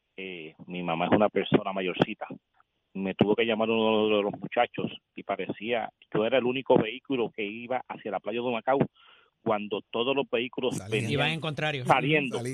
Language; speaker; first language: Spanish; native; Spanish